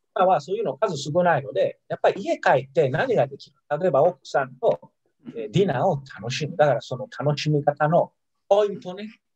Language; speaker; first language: Japanese; non-native, fluent; Italian